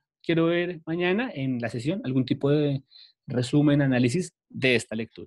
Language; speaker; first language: Spanish; native; Spanish